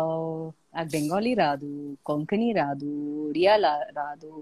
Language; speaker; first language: Telugu; non-native, fluent; Malayalam